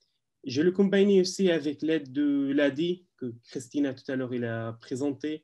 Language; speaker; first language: French; non-native, learner; Arabic